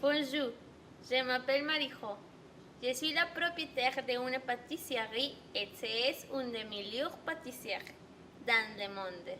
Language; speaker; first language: French; non-native, learner; Spanish